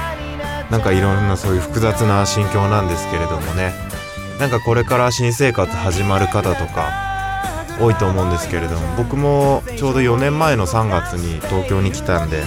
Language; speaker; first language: Japanese; native; Japanese